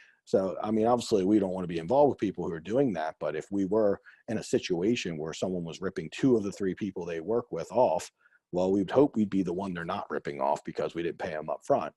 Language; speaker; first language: English; native; English